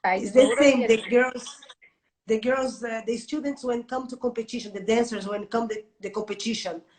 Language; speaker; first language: English; non-native, learner; Portuguese